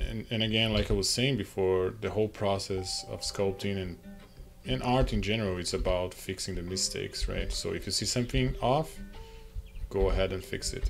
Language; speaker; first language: English; non-native, fluent; Portuguese